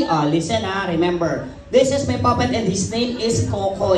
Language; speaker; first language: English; non-native, fluent; Filipino